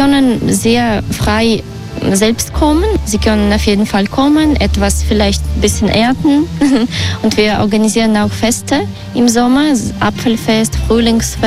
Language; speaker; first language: German; non-native, learner; Russian